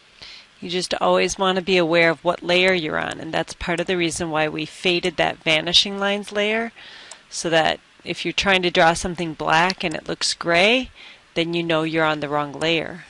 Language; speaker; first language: English; native; English